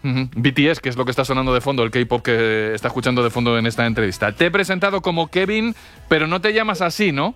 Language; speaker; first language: Spanish; native; Spanish